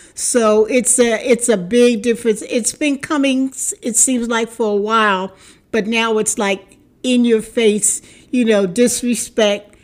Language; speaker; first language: English; native; English